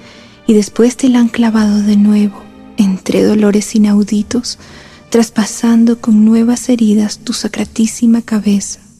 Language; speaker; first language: Spanish; native; Spanish